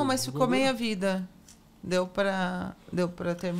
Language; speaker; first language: Portuguese; native; Portuguese